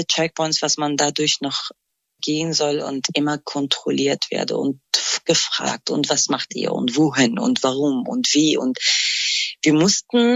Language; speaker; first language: German; non-native, fluent; Kurdish